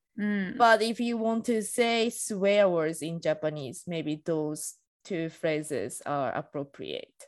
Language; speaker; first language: English; non-native, fluent; Japanese